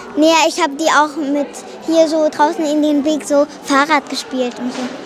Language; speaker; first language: German; non-native, learner; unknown